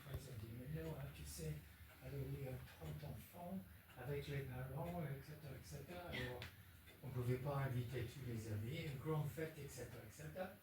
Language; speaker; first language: French; non-native, fluent; English